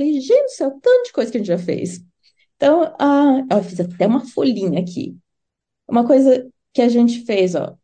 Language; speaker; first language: Portuguese; native; Portuguese